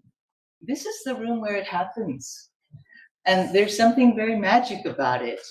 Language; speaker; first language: English; native; English